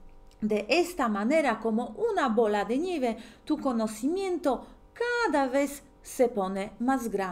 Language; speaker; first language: Spanish; non-native, fluent; Polish